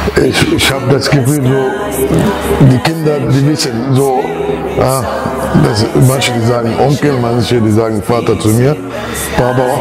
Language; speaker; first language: German; non-native, fluent; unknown